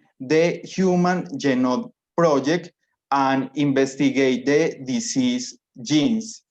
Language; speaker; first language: English; non-native, learner; Spanish